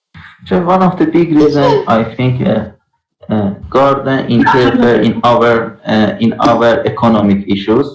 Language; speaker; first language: English; non-native, learner; Persian